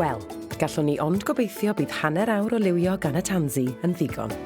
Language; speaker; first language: Welsh; native; Welsh